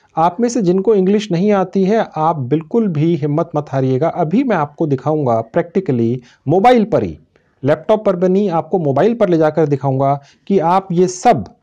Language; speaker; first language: Hindi; native; Hindi